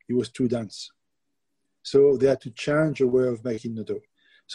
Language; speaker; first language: English; non-native, fluent; French